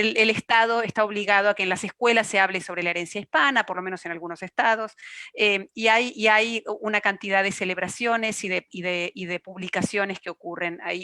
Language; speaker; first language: Spanish; native; Spanish